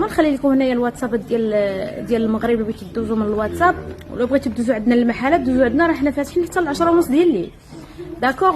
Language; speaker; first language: Arabic; native; Arabic